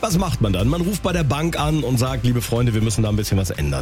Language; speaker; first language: German; native; German